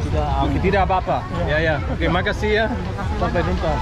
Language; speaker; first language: Indonesian; non-native, learner; German